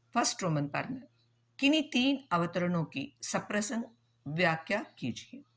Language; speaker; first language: Hindi; non-native, local second language; Tamil